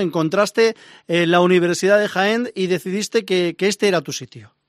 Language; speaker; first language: Spanish; native; Spanish